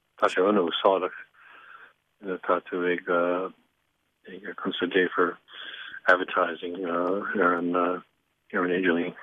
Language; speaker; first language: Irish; non-native, learner; English